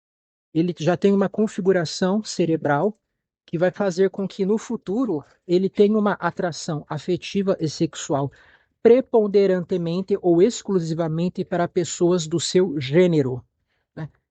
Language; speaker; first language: Portuguese; native; Portuguese